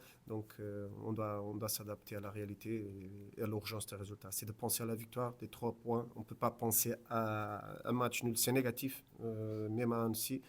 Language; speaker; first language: French; non-native, fluent; Portuguese